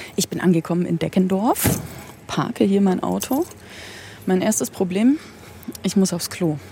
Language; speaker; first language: German; native; German